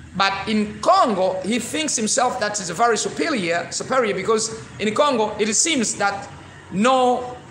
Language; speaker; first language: English; non-native, local second language; Swahili